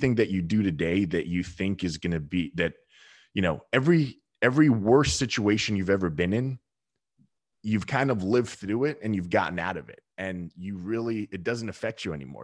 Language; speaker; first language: English; native; English